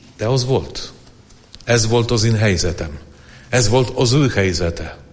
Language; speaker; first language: Hungarian; non-native, fluent; Polish